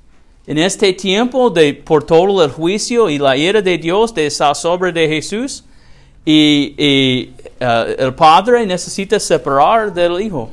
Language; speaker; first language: Spanish; non-native, learner; English